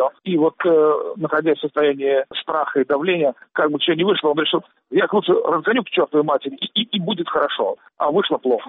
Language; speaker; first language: Russian; native; Russian